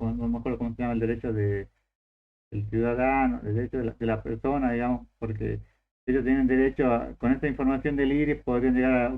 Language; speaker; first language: Spanish; native; Spanish